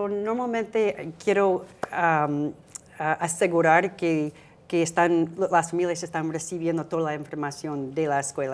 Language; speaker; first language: Spanish; non-native, fluent; English